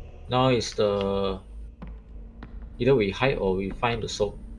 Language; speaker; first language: English; non-native, local second language; Chinese